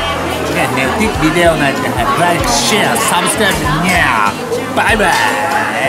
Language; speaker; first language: Vietnamese; non-native, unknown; Japanese